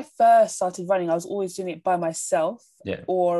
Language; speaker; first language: English; native; English